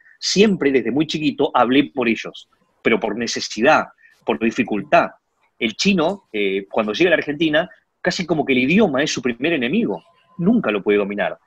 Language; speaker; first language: Spanish; early bilingual, other home language; Chinese